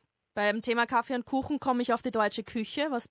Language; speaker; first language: German; native; German